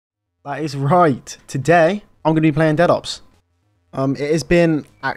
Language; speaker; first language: English; native; English